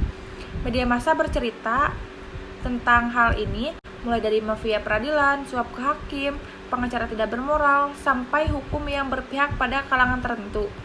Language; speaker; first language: Indonesian; native; Indonesian